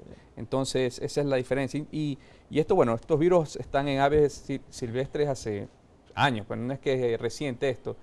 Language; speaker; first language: Spanish; native; Spanish